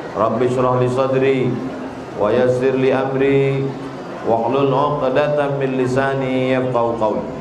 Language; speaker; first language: Indonesian; native; Indonesian